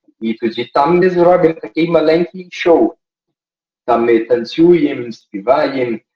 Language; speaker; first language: Ukrainian; early bilingual, heritage; Portuguese